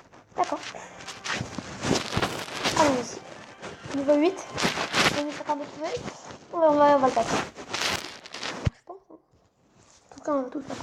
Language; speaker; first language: French; native; French